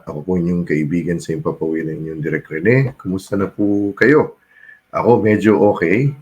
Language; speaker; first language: Filipino; native; Filipino